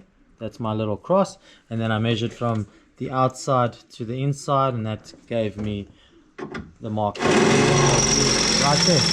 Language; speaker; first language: English; native; English